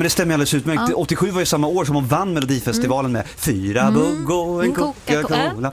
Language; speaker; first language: Swedish; native; Swedish